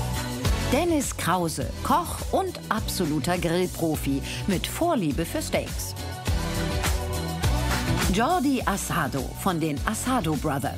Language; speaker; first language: German; native; German